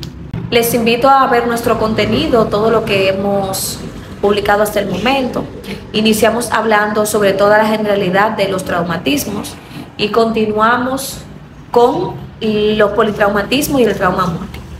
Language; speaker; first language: Spanish; native; Spanish